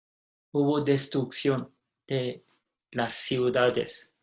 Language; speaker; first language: Spanish; non-native, fluent; Korean